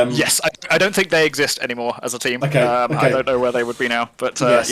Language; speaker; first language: English; native; English